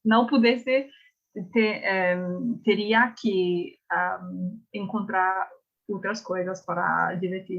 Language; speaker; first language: Portuguese; non-native, learner; English